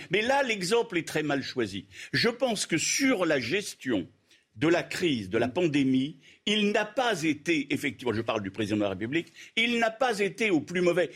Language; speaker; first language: French; native; French